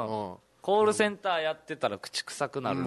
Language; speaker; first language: Japanese; native; Japanese